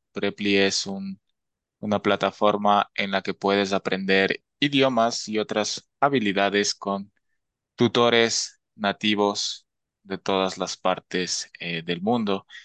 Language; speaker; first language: Spanish; native; Spanish